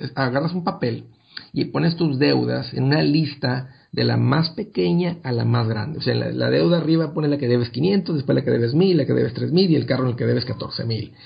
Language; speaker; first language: Spanish; native; Spanish